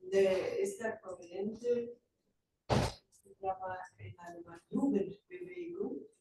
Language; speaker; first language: Spanish; non-native, fluent; German